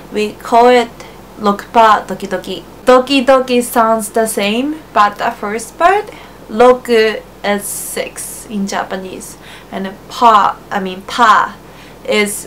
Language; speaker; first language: English; non-native, fluent; Japanese